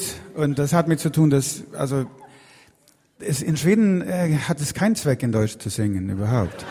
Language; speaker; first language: German; non-native, learner; Swedish